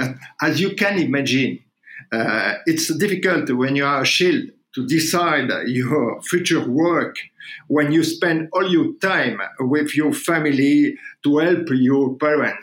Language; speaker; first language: English; non-native, learner; French